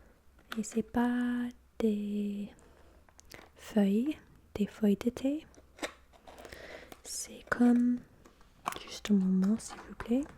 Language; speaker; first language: French; non-native, fluent; English